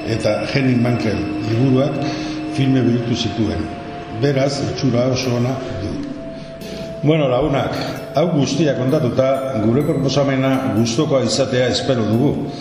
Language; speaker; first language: Basque; non-native, local second language; Spanish